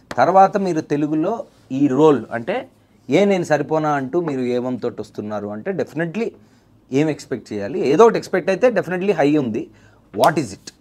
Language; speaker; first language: Telugu; native; Telugu